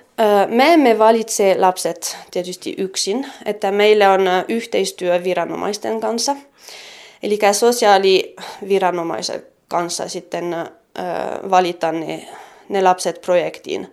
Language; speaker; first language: Finnish; non-native, fluent; French